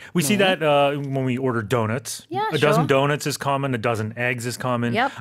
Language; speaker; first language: English; native; English